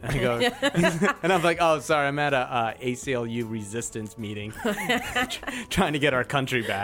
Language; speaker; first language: English; native; English